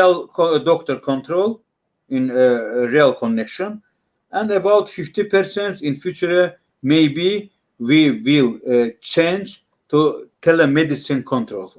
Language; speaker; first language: English; non-native, learner; Russian